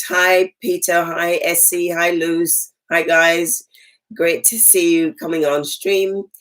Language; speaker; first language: English; native; English